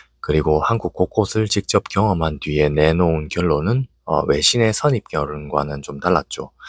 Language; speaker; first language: Korean; native; Korean